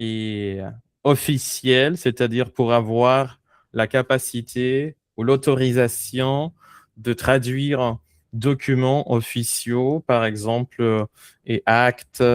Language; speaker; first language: French; non-native, fluent; Spanish